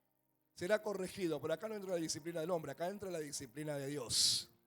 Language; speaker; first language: Spanish; native; Spanish